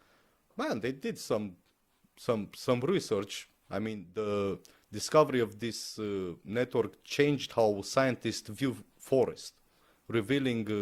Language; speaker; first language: English; non-native, fluent; Romanian